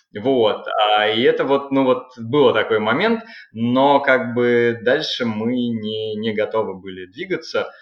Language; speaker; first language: Russian; native; Russian